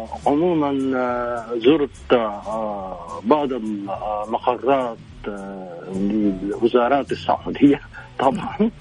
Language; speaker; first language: Arabic; non-native, fluent; Japanese